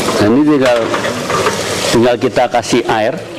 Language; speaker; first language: Indonesian; native; Indonesian